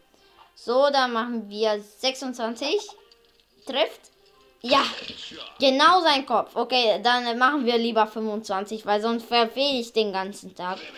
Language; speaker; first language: German; early bilingual, other home language; Hungarian